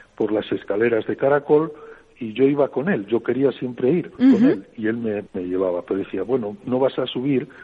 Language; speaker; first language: Spanish; native; Spanish